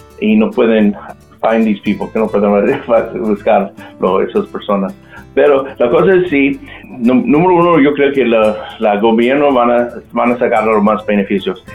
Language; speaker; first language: Spanish; non-native, local second language; English